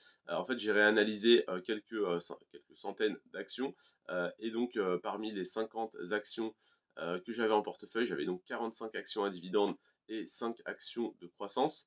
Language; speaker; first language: French; native; French